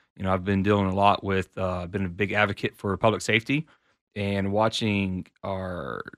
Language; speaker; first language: English; native; English